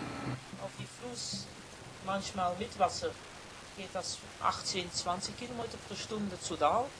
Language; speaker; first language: German; non-native, learner; Dutch